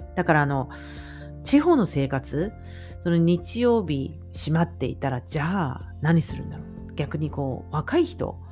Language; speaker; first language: Japanese; native; Japanese